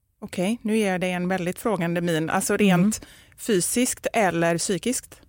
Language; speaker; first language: Swedish; native; Swedish